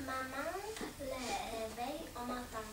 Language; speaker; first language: French; non-native, learner; Russian